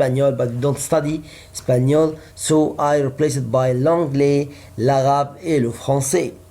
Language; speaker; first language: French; non-native, fluent; Arabic